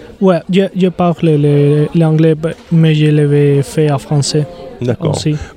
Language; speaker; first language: French; non-native, learner; Spanish